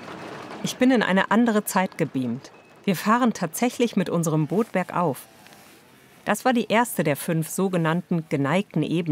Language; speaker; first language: German; native; German